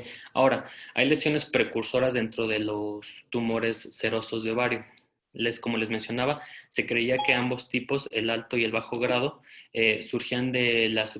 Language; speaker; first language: Spanish; native; Spanish